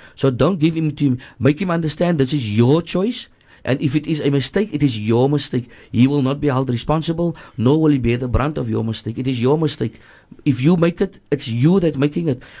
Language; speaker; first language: English; native; English